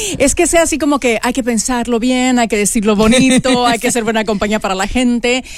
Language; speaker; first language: Spanish; native; Spanish